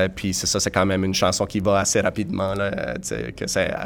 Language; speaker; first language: French; native; French